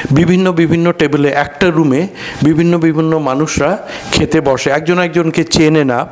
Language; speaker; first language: Bangla; native; Bangla